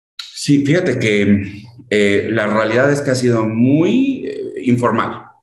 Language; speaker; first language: Spanish; early bilingual, heritage; Spanish